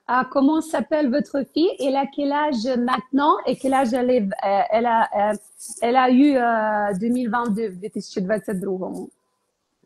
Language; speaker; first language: French; non-native, fluent; Ukrainian